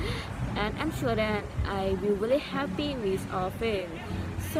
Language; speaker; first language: English; non-native, learner; Thai